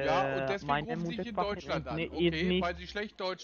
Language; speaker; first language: German; native; German